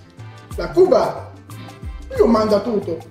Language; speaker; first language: Italian; non-native, learner; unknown